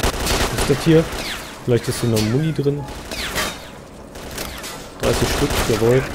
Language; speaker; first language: German; native; German